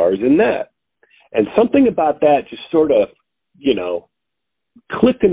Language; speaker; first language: English; native; English